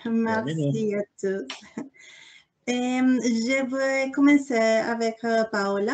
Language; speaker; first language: French; non-native, learner; Spanish